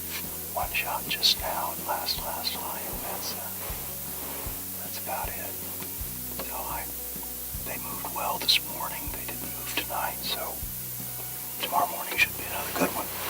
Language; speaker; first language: English; native; English